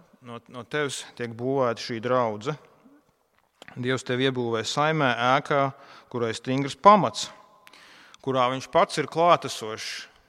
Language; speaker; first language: Latvian; non-native, local second language; Russian